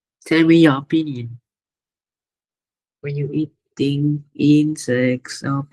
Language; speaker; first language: English; non-native, learner; Vietnamese